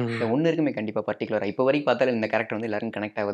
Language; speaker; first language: Tamil; native; Tamil